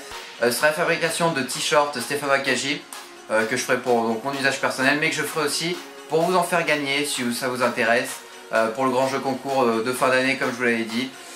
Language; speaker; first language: French; native; French